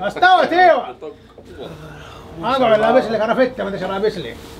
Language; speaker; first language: Arabic; native; Arabic